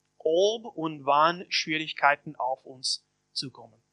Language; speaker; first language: German; non-native, fluent; English